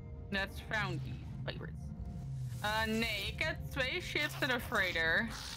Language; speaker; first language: English; non-native, fluent; Dutch